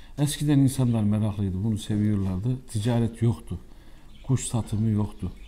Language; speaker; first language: Turkish; native; Turkish